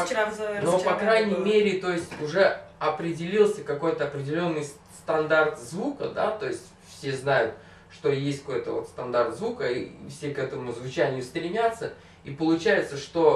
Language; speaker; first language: Russian; native; Russian